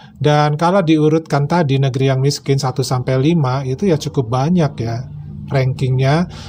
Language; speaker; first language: Indonesian; native; Indonesian